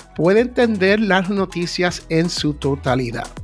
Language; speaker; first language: Spanish; early bilingual, heritage; Spanish